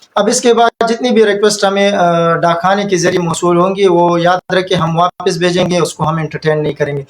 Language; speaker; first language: Urdu; non-native, local second language; Pashto